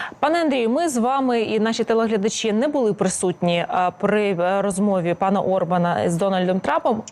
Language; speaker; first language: Ukrainian; native; Ukrainian